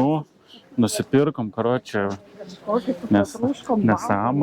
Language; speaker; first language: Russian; non-native, learner; Lithuanian